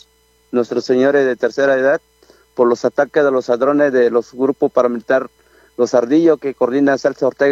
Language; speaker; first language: Spanish; non-native, local second language; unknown